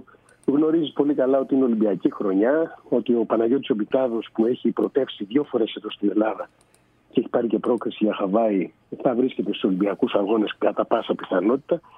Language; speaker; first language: Greek; native; Greek